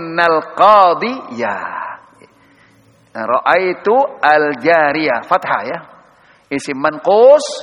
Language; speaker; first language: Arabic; non-native, fluent; Indonesian